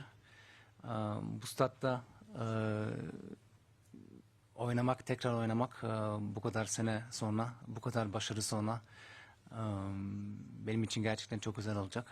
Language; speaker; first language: Turkish; early bilingual, heritage; Turkish